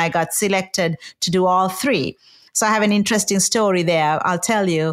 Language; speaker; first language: English; non-native, local second language; Sinhala